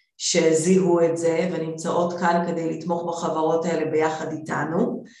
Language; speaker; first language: Hebrew; native; Hebrew